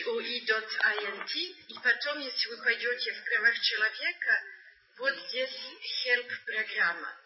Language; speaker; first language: Russian; non-native, learner; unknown